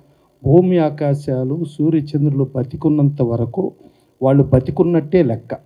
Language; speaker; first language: Telugu; native; Telugu